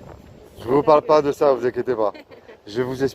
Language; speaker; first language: French; native; French